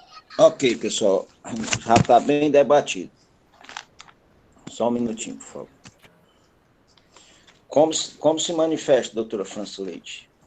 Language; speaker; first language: Portuguese; native; Portuguese